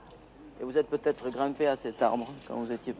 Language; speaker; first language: French; native; French